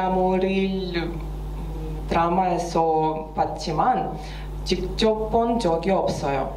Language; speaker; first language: Korean; non-native, learner; Russian